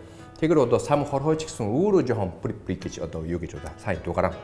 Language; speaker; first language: Mongolian; non-native, fluent; Japanese